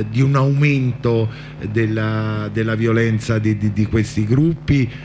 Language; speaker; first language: Italian; native; Italian